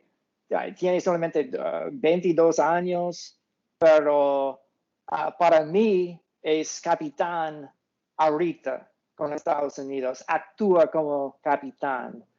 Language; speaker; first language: Spanish; non-native, fluent; English